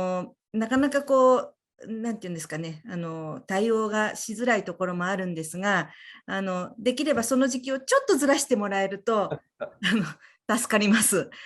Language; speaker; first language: Japanese; native; Japanese